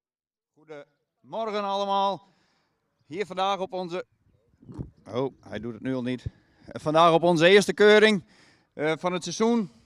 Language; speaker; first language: Dutch; native; Dutch